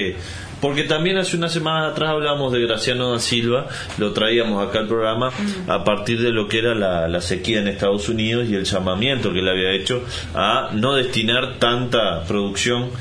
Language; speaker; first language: Spanish; native; Spanish